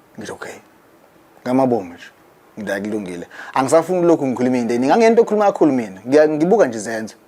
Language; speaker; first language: Zulu; native; Zulu